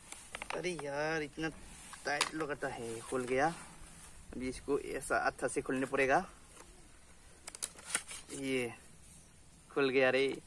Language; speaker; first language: Hindi; non-native, local second language; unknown